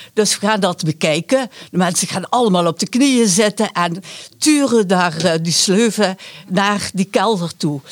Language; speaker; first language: Dutch; native; Dutch